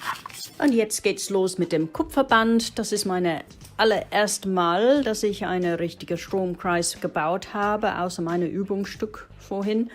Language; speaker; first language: German; non-native, fluent; English